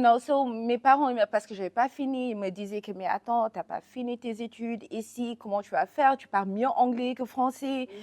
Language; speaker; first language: French; non-native, local second language; Wolof